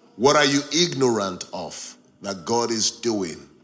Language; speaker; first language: English; non-native, local second language; Yoruba